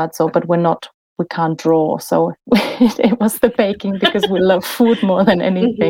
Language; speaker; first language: English; non-native, fluent; German